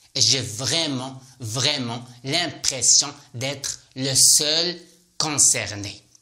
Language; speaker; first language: French; non-native, local second language; Arabic